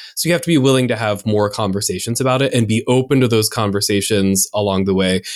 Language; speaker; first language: English; native; English